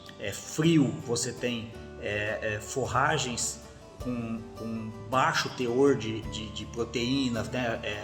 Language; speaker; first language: Portuguese; native; Portuguese